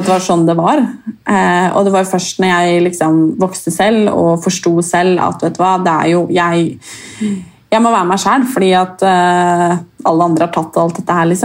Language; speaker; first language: Norwegian; native; Norwegian